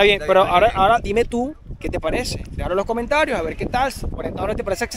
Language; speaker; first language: Spanish; native; Spanish